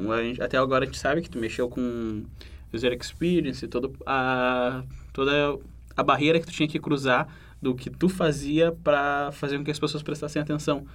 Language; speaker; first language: Portuguese; native; Portuguese